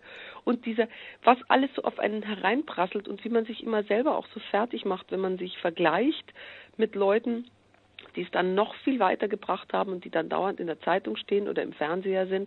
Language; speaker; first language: German; native; German